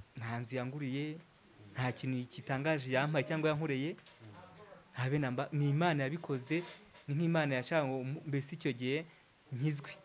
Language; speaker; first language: Kinyarwanda; native; Kinyarwanda